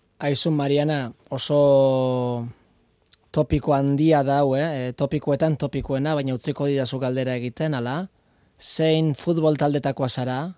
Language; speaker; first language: Basque; native; Basque